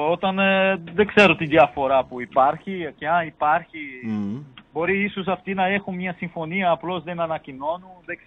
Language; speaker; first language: Greek; non-native, fluent; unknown